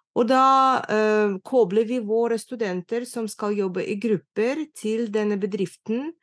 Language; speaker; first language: Norwegian; non-native, fluent; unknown